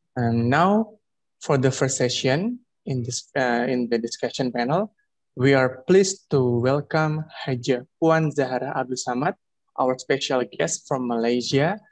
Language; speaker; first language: English; non-native, fluent; Indonesian